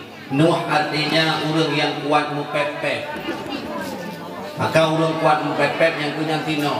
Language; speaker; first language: Indonesian; non-native, local second language; Achinese